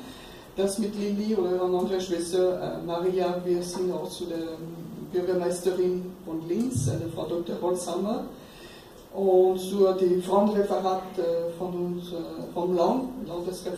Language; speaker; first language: German; non-native, fluent; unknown